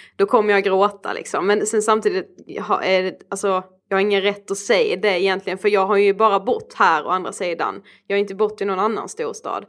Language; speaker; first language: Swedish; native; Swedish